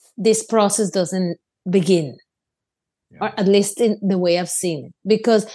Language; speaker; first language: English; non-native, fluent; Spanish